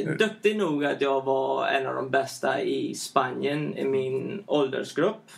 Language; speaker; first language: Swedish; early bilingual, heritage; Swedish